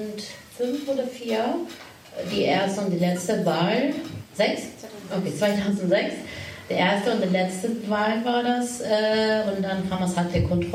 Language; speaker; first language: German; non-native, learner; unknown